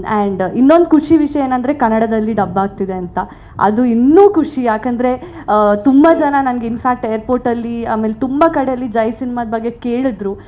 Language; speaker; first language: Kannada; non-native, local second language; Tulu